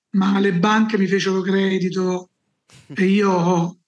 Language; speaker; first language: Italian; native; Italian